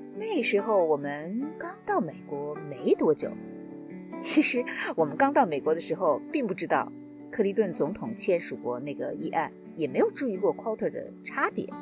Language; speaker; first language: Chinese; native; Chinese